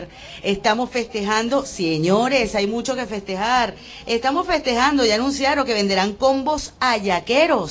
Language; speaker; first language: Spanish; native; Spanish